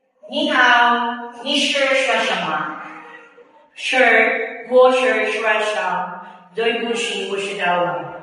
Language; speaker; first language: Chinese; non-native, learner; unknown